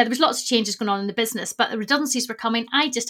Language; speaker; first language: English; native; English